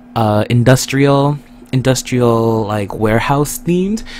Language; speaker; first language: English; native; English